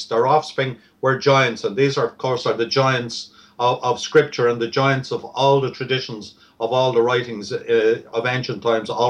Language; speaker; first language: English; native; English